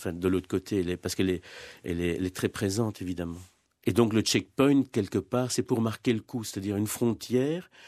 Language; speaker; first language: French; non-native, fluent; Spanish